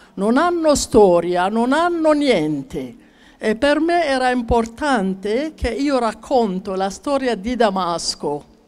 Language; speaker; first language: Italian; non-native, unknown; Arabic